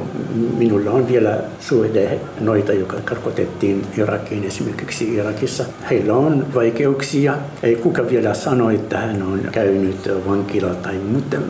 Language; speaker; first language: Finnish; non-native, fluent; Arabic